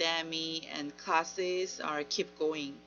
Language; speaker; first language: English; non-native, learner; Korean